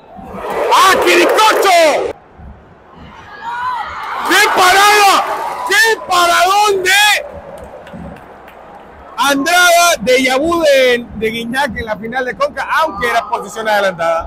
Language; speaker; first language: Spanish; native; Spanish